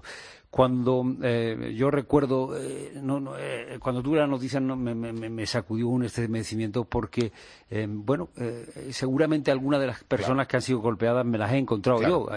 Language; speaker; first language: Spanish; native; Spanish